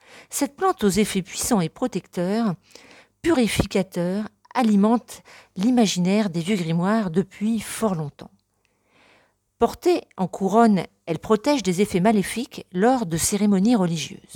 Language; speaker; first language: French; native; French